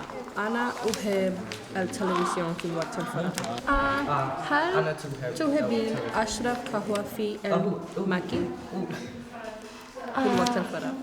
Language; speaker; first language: Arabic; non-native, learner; English